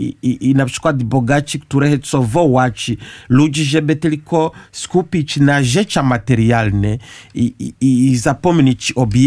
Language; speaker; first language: Polish; non-native, learner; Kinyarwanda